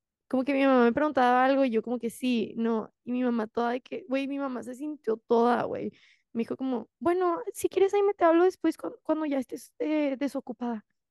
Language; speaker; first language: Spanish; early bilingual, heritage; Spanish